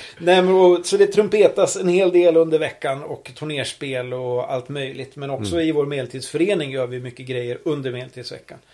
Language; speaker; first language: Swedish; native; Swedish